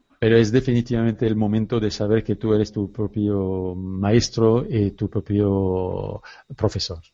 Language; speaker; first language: Spanish; non-native, learner; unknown